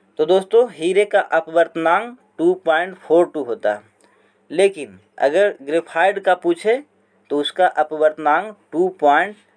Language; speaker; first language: Hindi; native; Hindi